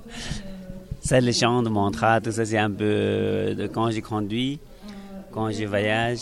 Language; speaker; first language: French; non-native, learner; Tibetan